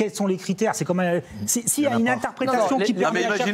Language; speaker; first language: French; native; French